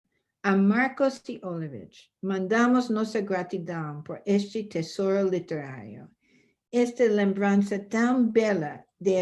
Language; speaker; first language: Portuguese; non-native, fluent; English